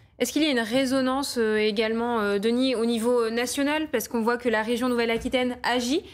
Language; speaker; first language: French; native; French